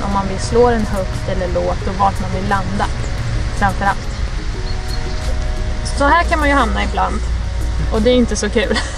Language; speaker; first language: Swedish; native; Swedish